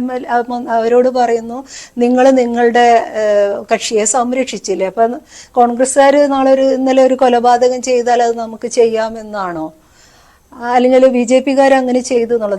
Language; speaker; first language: Malayalam; native; Malayalam